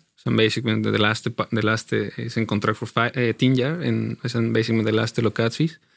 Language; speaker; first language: Dutch; non-native, fluent; Spanish